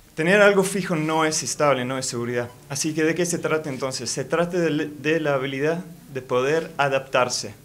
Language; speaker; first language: Spanish; non-native, fluent; Afrikaans